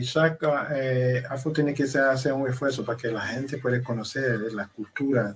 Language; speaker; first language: Spanish; non-native, learner; Haitian Creole